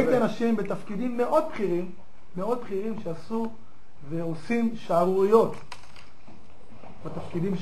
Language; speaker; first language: Hebrew; native; Hebrew